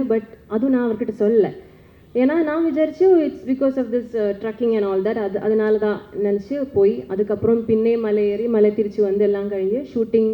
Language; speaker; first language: Tamil; non-native, learner; Malayalam